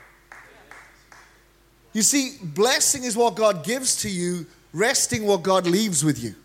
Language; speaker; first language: English; native; English